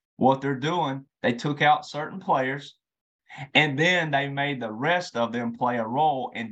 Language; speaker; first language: English; native; English